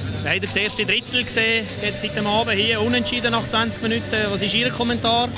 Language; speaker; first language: German; native; German